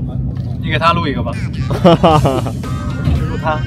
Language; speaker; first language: Chinese; native; Chinese